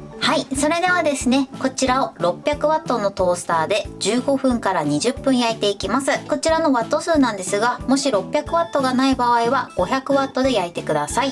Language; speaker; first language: Japanese; native; Japanese